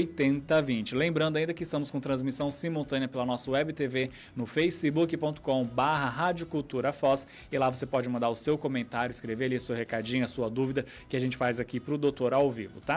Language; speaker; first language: Portuguese; native; Portuguese